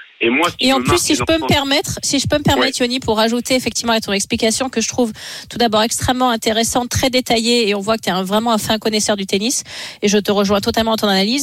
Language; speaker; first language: French; native; French